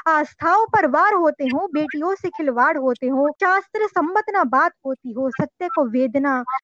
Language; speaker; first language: Hindi; native; Hindi